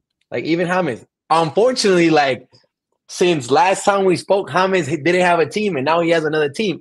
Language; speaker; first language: English; early bilingual, other home language; Spanish